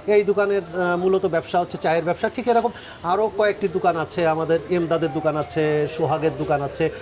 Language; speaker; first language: Bangla; native; Bangla